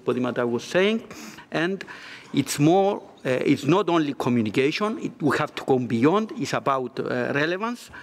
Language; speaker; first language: English; non-native, fluent; Greek